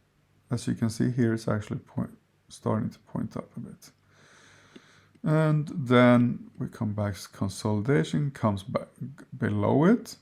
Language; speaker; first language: English; non-native, fluent; Swedish